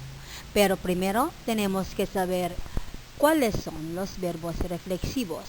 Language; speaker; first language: Spanish; non-native, fluent; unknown